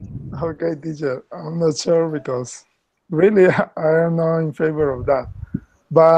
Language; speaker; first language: English; non-native, learner; Spanish